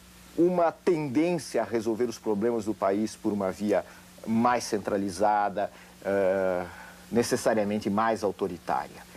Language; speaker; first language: Portuguese; native; Portuguese